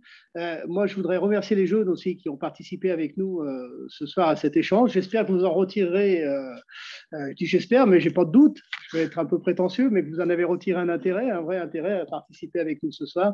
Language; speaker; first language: French; native; French